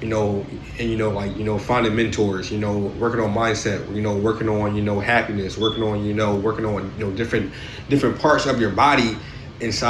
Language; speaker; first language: English; native; English